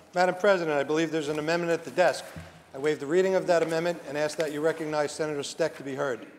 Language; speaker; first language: English; native; English